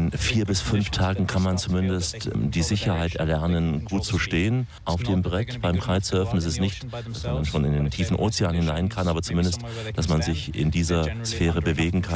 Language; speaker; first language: German; native; German